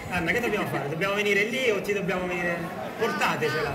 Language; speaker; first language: Italian; native; Italian